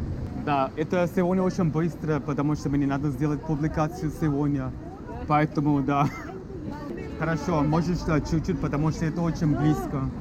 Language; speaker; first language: Russian; non-native, learner; English